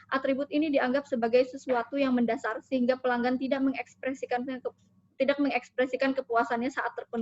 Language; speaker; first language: Indonesian; native; Indonesian